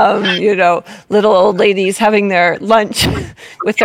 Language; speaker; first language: English; native; English